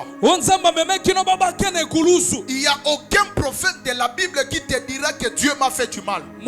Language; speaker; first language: French; non-native, local second language; Lingala